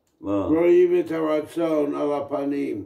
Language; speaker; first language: Hebrew; non-native, fluent; English